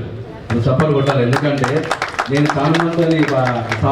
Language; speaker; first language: Telugu; native; Telugu